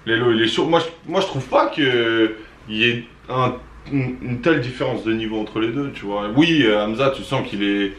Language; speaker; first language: French; native; French